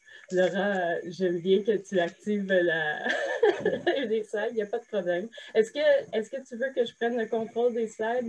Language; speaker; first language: French; native; French